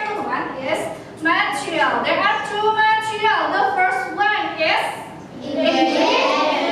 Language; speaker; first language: English; non-native, local second language; Indonesian